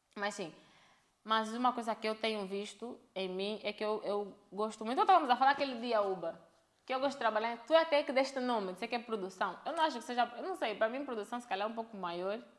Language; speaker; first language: Portuguese; native; Portuguese